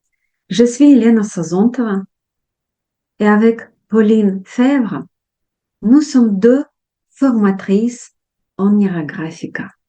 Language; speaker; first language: French; non-native, fluent; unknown